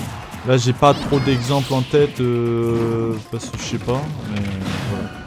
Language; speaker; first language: French; native; French